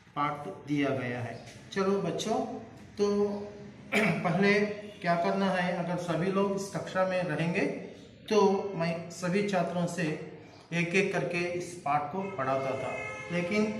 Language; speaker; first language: Hindi; non-native, local second language; Telugu